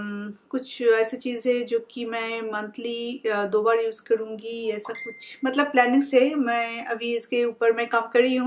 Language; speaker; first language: Hindi; non-native, local second language; Bangla